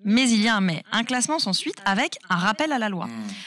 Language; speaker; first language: French; native; French